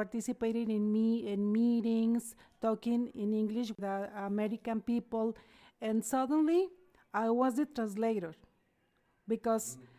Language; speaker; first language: English; non-native, learner; Spanish